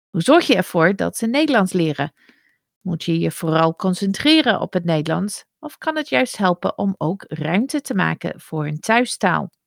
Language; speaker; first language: Dutch; non-native, fluent; English